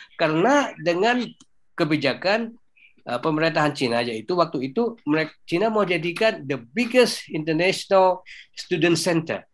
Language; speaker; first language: Indonesian; early bilingual, heritage; Thai